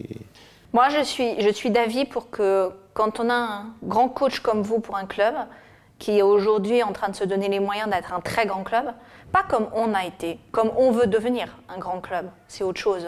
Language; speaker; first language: French; native; French